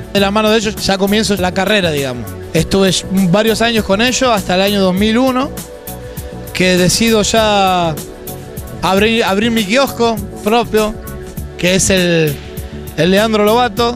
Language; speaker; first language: Spanish; native; Spanish